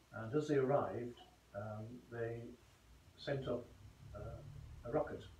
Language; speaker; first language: English; native; English